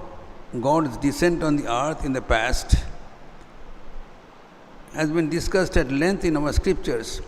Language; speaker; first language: English; non-native, local second language; Hindi